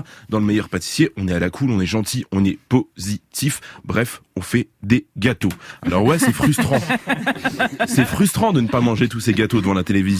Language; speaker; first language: French; native; French